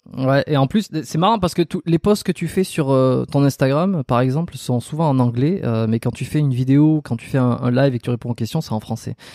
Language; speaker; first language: French; native; French